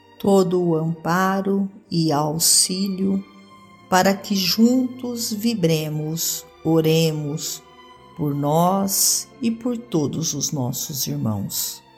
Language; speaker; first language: Portuguese; native; Portuguese